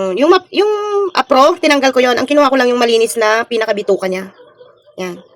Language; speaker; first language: Filipino; non-native, local second language; Iloko